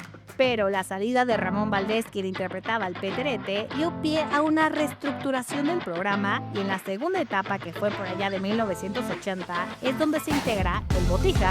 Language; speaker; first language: Spanish; native; Spanish